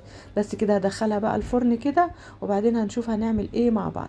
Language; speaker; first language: Arabic; native; Arabic